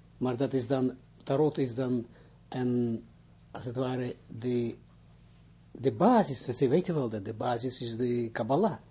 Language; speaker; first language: Dutch; non-native, fluent; Hebrew